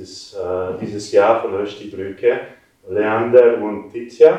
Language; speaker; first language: German; non-native, learner; French